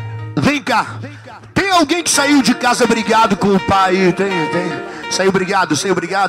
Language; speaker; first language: Portuguese; native; Portuguese